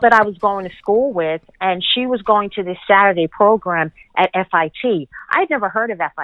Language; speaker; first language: English; native; English